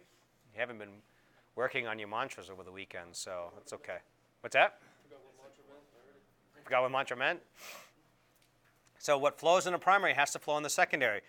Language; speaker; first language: English; native; English